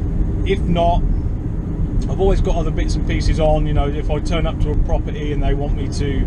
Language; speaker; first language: English; native; English